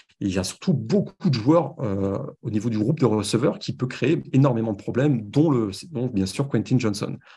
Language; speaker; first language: French; native; French